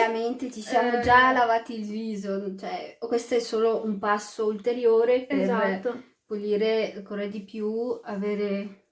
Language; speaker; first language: Italian; early bilingual, other home language; Arabic